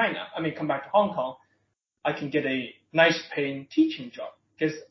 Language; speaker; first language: English; non-native, local second language; Cantonese